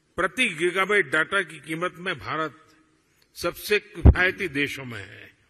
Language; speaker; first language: Hindi; non-native, local second language; Gujarati